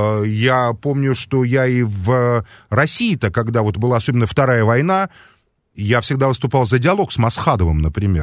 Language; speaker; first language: Russian; native; Russian